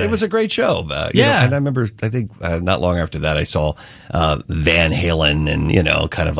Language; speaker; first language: English; native; English